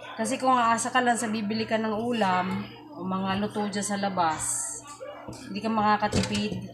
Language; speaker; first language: Filipino; non-native, local second language; Cebuano